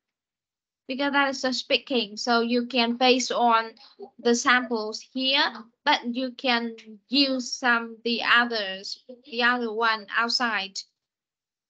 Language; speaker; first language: English; non-native, fluent; Vietnamese